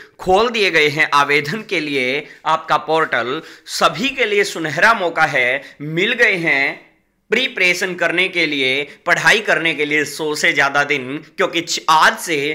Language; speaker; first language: Hindi; native; Hindi